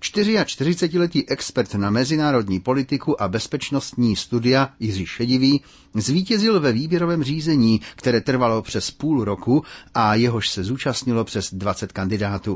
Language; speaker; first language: Czech; native; Czech